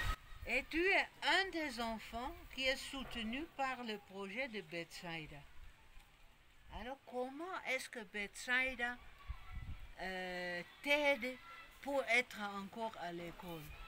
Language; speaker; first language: French; non-native, fluent; Dutch